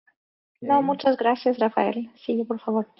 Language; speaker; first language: Spanish; non-native, fluent; English